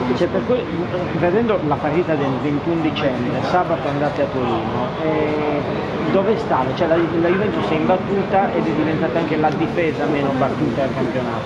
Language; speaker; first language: Italian; native; Italian